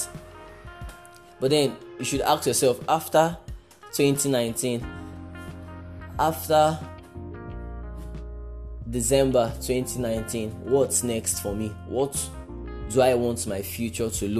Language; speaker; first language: English; non-native, local second language; Igbo